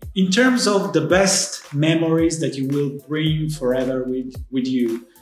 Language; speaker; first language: English; non-native, fluent; Italian